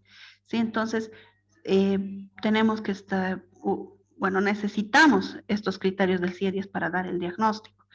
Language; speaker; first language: Spanish; native; Spanish